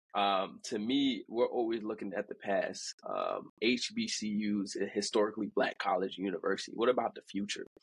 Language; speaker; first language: English; early bilingual, other home language; Haitian Creole